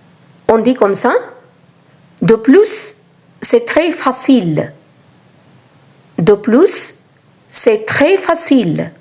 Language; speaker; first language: French; non-native, fluent; Telugu